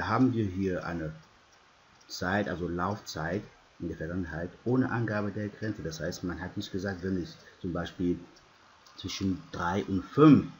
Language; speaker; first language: German; non-native, fluent; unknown